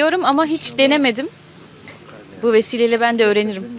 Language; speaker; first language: Turkish; native; Turkish